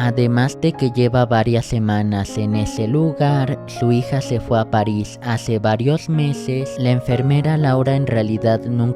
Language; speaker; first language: Spanish; native; Spanish